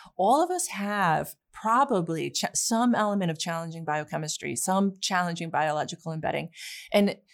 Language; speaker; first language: English; early bilingual, other home language; Polish